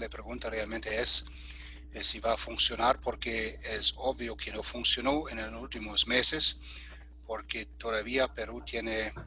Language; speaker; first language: Spanish; non-native, fluent; German